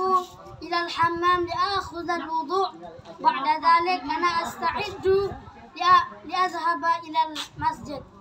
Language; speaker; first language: Arabic; non-native, learner; Indonesian